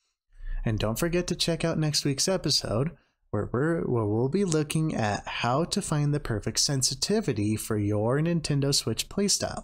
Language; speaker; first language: English; native; English